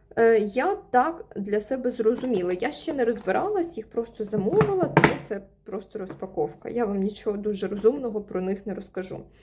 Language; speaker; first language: Ukrainian; non-native, local second language; Russian